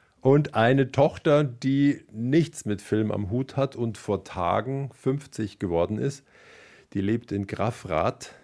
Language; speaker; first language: German; native; German